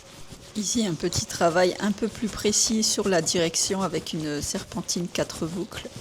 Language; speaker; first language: French; native; French